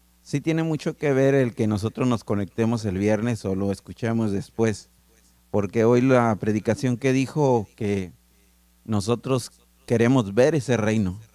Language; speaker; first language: Spanish; native; Spanish